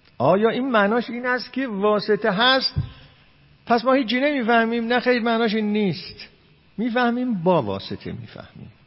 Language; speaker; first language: Persian; non-native, local second language; Azerbaijani